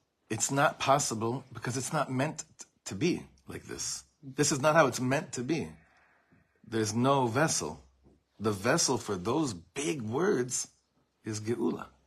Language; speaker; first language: English; native; English